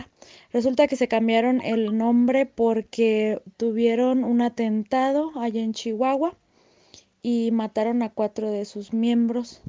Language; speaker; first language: Spanish; native; Spanish